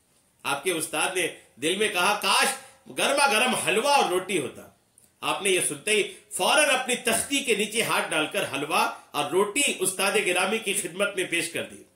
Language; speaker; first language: Urdu; native; Urdu